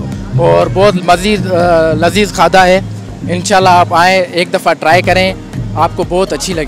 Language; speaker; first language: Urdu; non-native, local second language; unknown